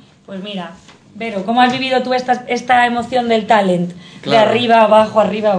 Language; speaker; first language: Spanish; native; Spanish